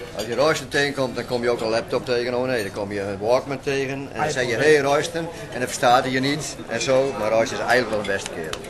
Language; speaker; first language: Dutch; non-native, local second language; Western Frisian